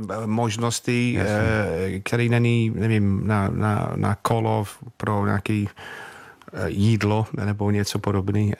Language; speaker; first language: Czech; non-native, fluent; English